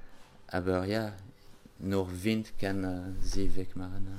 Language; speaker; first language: German; non-native, learner; French